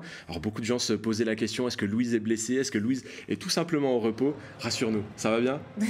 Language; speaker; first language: French; native; French